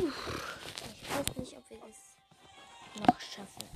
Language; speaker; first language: German; native; German